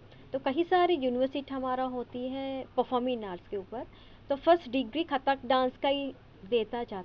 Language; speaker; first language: Hindi; non-native, fluent; Sinhala